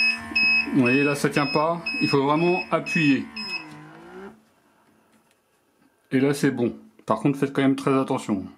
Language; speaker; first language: French; native; French